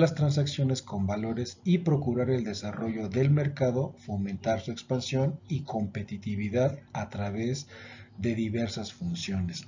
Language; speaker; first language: Spanish; native; Spanish